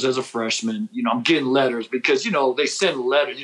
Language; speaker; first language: English; native; English